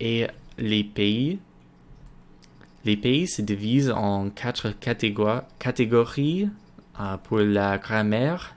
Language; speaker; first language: French; non-native, learner; English